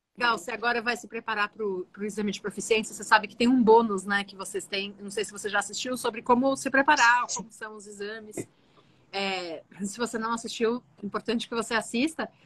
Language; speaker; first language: Portuguese; native; Portuguese